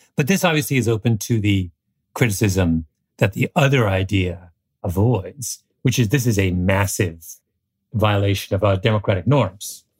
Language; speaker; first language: English; native; English